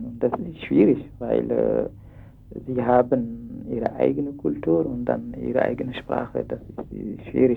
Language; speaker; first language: German; non-native, fluent; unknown